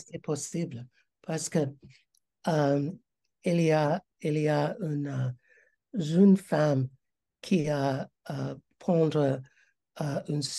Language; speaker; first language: French; non-native, learner; English